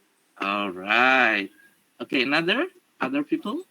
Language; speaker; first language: English; non-native, learner; Indonesian